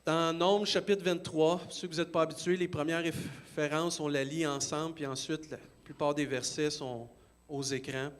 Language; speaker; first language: French; native; French